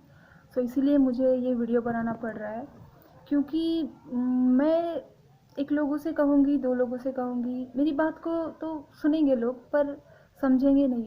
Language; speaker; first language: Hindi; non-native, local second language; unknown